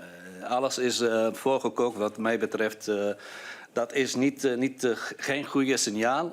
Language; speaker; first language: Dutch; non-native, fluent; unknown